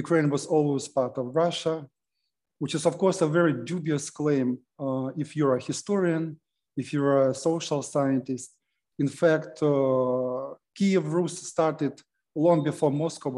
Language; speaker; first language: English; non-native, fluent; Russian